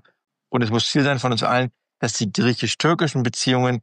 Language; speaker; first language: German; native; German